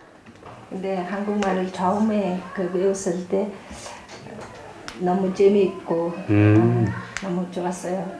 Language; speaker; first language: Korean; non-native, learner; Mongolian